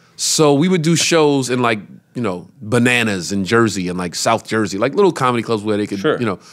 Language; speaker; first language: English; native; English